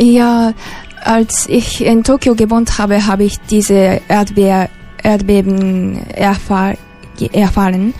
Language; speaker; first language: German; non-native, learner; Japanese